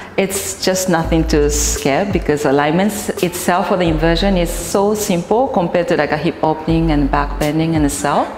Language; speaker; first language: English; non-native, fluent; Japanese